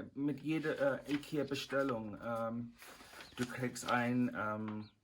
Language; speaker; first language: German; non-native, fluent; English